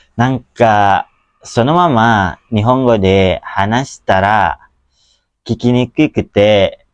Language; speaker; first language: Japanese; non-native, learner; Indonesian